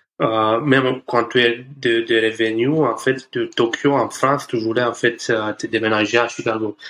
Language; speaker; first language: French; non-native, learner; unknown